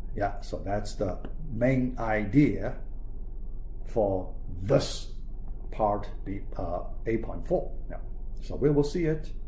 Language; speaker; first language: English; non-native, fluent; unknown